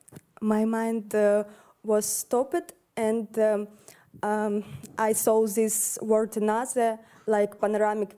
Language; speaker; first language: English; non-native, learner; Russian